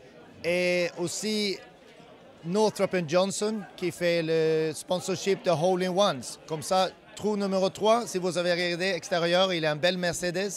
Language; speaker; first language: French; non-native, fluent; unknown